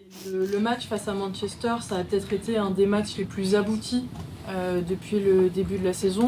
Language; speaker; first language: French; native; French